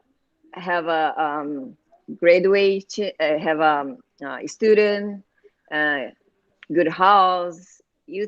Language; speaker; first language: English; non-native, learner; Portuguese